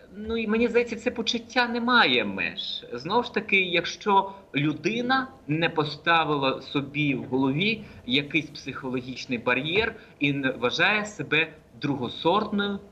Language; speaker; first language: Ukrainian; native; Ukrainian